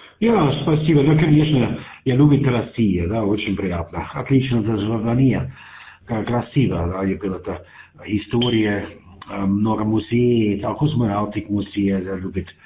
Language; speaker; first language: Russian; non-native, learner; German